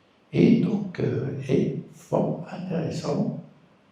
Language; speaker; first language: French; non-native, fluent; Spanish